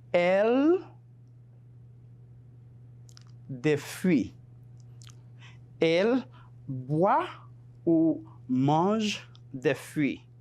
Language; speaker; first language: French; non-native, fluent; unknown